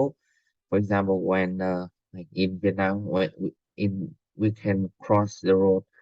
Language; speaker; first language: English; non-native, learner; Vietnamese